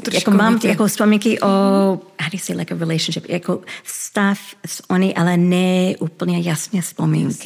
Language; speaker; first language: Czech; early bilingual, heritage; Czech